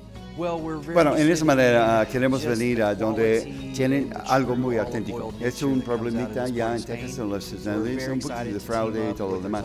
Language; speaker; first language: Spanish; non-native, fluent; English